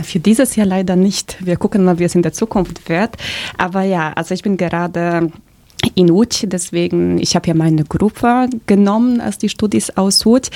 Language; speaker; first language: German; early bilingual, other home language; Polish